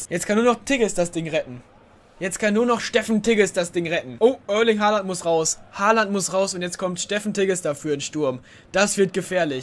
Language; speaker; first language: German; native; German